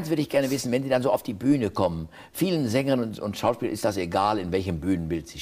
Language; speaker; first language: German; native; German